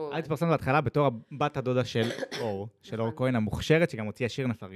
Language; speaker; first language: Hebrew; native; Hebrew